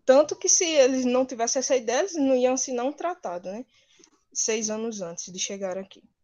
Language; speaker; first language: Portuguese; native; Portuguese